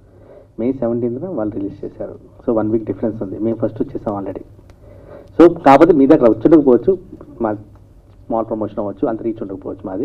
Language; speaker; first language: Telugu; native; Telugu